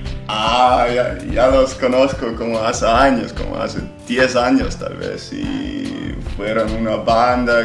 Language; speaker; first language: Spanish; non-native, fluent; German